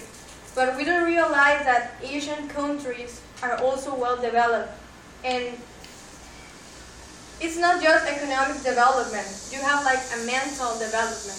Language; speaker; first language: English; non-native, fluent; Spanish